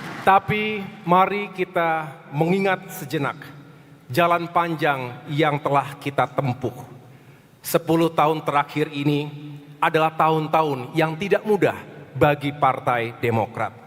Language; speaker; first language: Indonesian; native; Indonesian